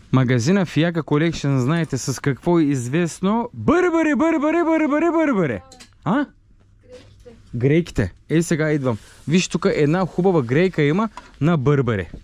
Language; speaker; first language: Bulgarian; non-native, local second language; Turkish